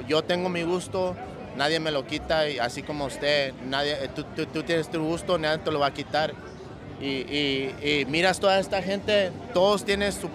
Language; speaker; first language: Spanish; early bilingual, heritage; Spanish